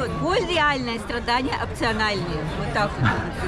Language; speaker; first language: Russian; native; Russian